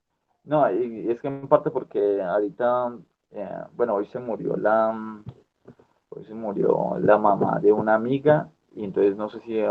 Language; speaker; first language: Spanish; native; Spanish